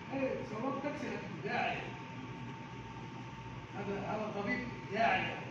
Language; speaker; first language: Arabic; non-native, learner; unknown